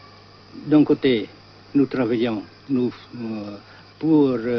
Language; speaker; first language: French; non-native, fluent; Vietnamese